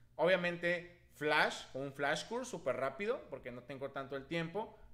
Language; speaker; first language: Spanish; native; Spanish